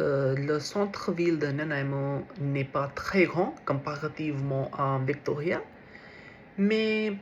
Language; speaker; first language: French; non-native, learner; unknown